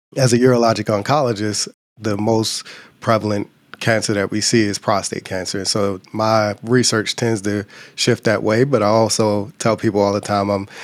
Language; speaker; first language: English; native; English